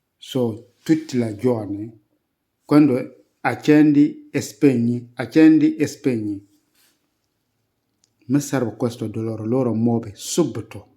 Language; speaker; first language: Italian; non-native, learner; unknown